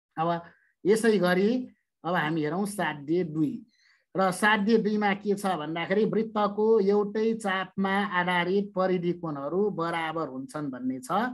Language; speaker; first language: Nepali; native; Nepali